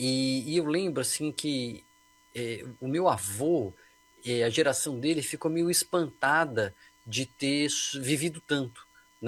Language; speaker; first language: Portuguese; native; Portuguese